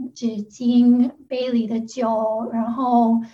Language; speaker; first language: Chinese; non-native, local second language; Cantonese